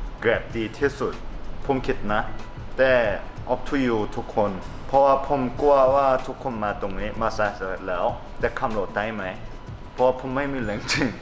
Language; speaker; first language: Thai; non-native, learner; Korean